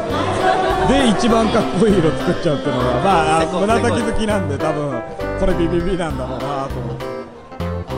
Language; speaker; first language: Japanese; native; Japanese